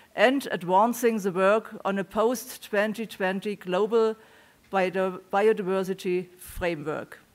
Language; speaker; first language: English; non-native, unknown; German